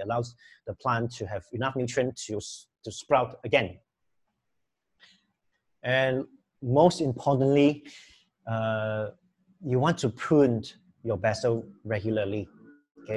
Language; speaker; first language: English; non-native, local second language; Chinese